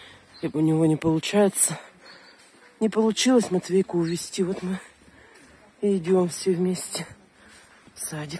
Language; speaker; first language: Russian; native; Russian